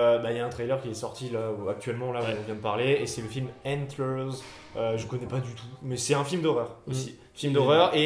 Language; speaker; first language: French; native; French